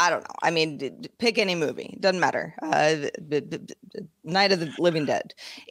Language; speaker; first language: English; native; English